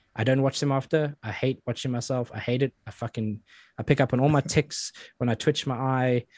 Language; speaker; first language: English; native; English